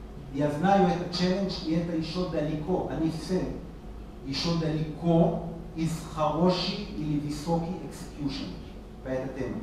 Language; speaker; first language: Russian; non-native, learner; Hebrew